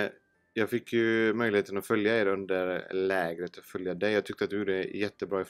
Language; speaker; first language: Swedish; native; Swedish